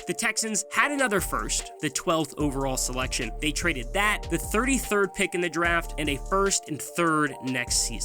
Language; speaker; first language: English; native; English